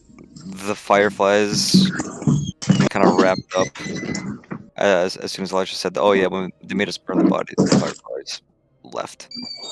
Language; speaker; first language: English; native; English